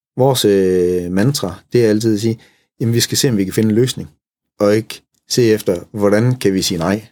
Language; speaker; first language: Danish; native; Danish